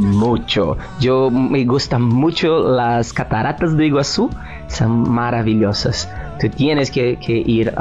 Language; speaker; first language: Spanish; non-native, learner; Portuguese